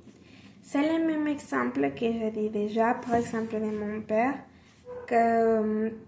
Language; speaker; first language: French; non-native, learner; Spanish